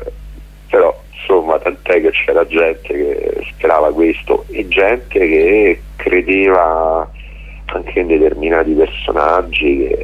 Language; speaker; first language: Italian; native; Italian